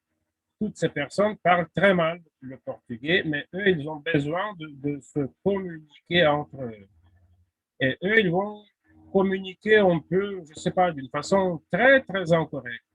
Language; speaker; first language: French; non-native, fluent; Russian